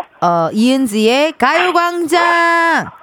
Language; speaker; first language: Korean; native; Korean